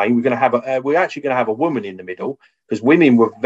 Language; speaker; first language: English; native; English